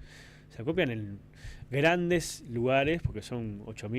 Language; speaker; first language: Spanish; native; Spanish